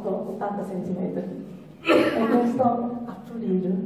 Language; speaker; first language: Italian; non-native, learner; Japanese